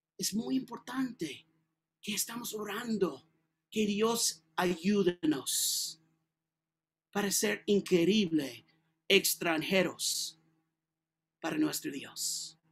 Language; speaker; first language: Spanish; non-native, learner; English